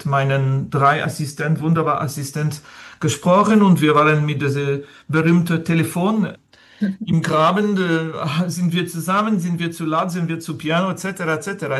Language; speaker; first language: German; non-native, fluent; French